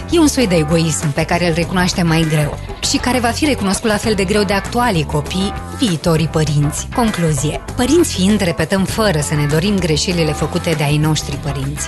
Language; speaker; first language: Romanian; native; Romanian